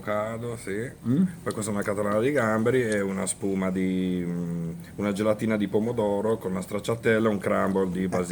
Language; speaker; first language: Italian; native; Italian